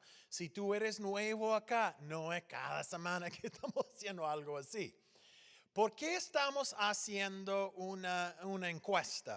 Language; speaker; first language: Spanish; non-native, fluent; English